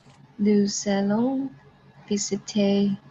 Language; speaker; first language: French; non-native, learner; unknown